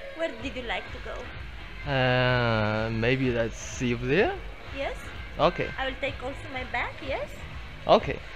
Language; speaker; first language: English; non-native, learner; Romanian